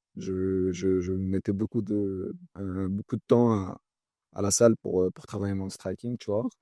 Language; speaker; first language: French; early bilingual, other home language; Chechen